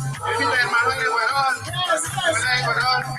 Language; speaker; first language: Spanish; non-native, learner; Haitian Creole